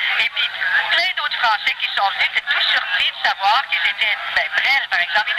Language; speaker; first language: French; native; French